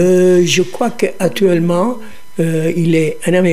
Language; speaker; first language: French; non-native, fluent; Italian